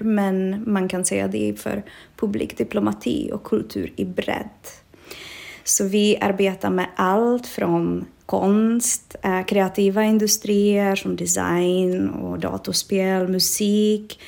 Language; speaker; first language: Swedish; non-native, fluent; Czech